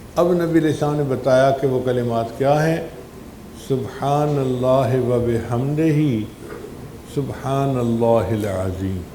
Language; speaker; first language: Urdu; non-native, local second language; Punjabi